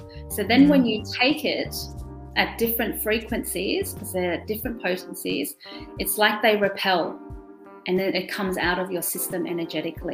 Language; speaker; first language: English; non-native, local second language; German